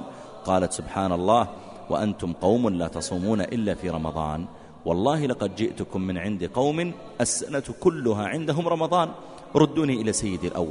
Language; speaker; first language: Arabic; native; Arabic